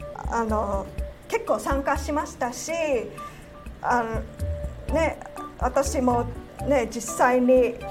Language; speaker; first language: Japanese; non-native, fluent; Cantonese